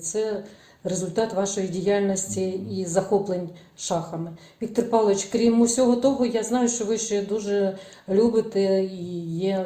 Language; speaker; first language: Ukrainian; native; Ukrainian